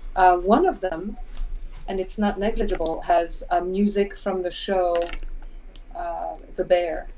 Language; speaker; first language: English; non-native, fluent; French